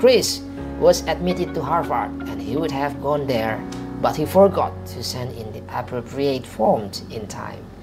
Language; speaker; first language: English; non-native, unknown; Indonesian